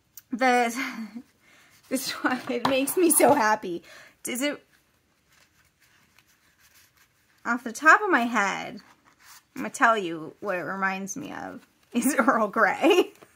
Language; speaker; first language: English; native; English